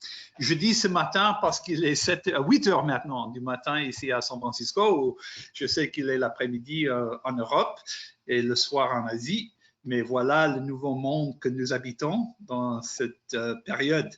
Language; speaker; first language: French; non-native, fluent; English